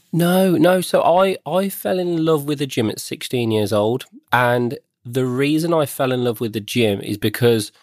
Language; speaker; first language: English; native; English